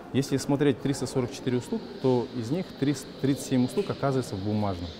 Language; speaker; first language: Russian; non-native, local second language; Kazakh